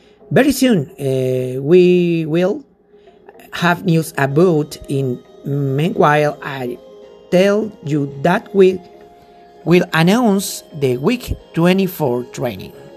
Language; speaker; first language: English; non-native, learner; Spanish